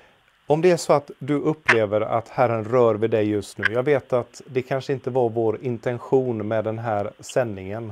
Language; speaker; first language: Swedish; native; Swedish